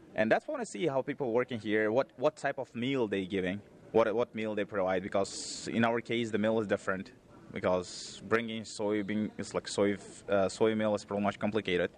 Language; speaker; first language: English; non-native, fluent; Uzbek